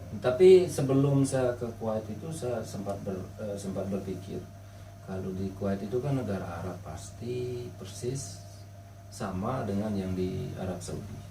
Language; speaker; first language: Indonesian; non-native, local second language; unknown